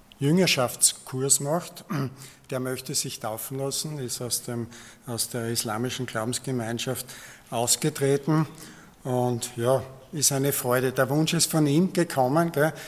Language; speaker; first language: German; native; German